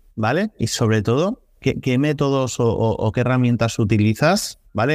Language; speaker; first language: Spanish; native; Spanish